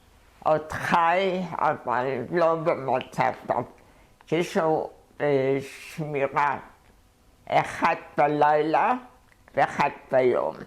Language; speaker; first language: Hebrew; non-native, fluent; German